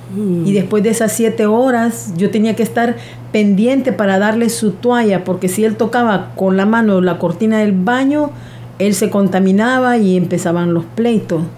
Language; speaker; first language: Spanish; native; Spanish